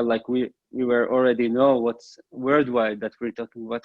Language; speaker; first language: English; non-native, fluent; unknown